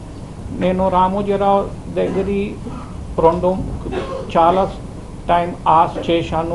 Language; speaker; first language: Telugu; early bilingual, heritage; Telugu